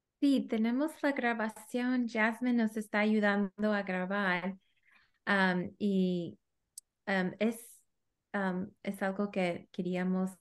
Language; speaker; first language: Spanish; early bilingual, heritage; Spanish